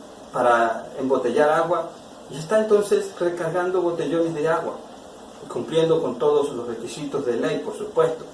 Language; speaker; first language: Spanish; native; Spanish